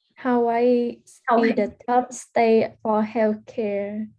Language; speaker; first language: English; early bilingual, heritage; Vietnamese